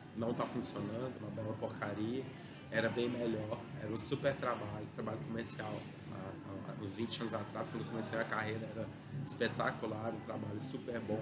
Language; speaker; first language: Portuguese; early bilingual, other home language; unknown